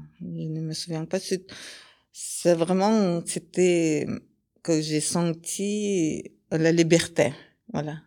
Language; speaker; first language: French; non-native, fluent; Kyrgyz